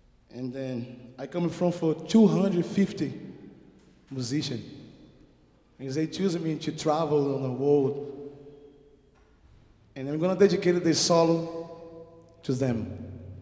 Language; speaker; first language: English; non-native, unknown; Portuguese